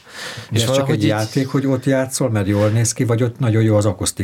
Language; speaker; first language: Hungarian; native; Hungarian